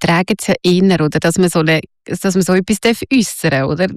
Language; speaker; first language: German; native; German